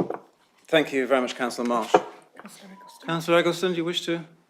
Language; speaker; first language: English; native; English